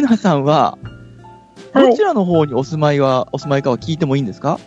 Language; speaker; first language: Japanese; native; Japanese